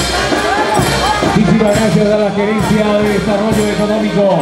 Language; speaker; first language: Spanish; native; Spanish